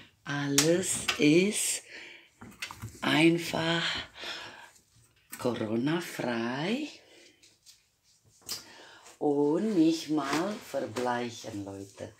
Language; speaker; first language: German; non-native, fluent; Croatian